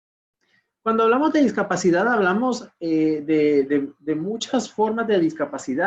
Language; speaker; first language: Spanish; native; Spanish